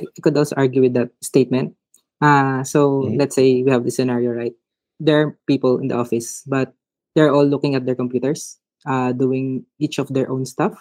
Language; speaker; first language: English; non-native, local second language; Filipino